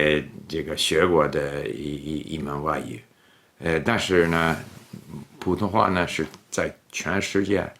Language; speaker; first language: Chinese; non-native, fluent; English